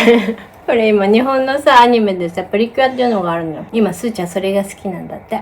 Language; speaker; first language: Japanese; native; Japanese